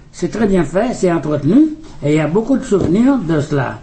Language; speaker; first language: French; native; French